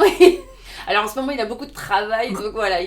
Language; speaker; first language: French; native; French